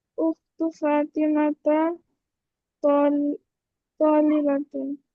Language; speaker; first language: Arabic; non-native, learner; Bangla